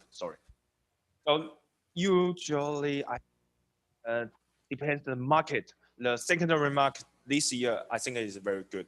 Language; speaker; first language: English; non-native, learner; Chinese